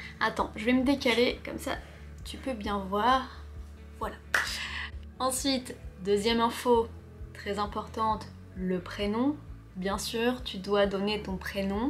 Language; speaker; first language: French; native; French